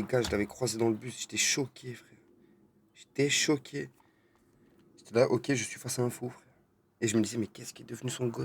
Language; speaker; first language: French; native; French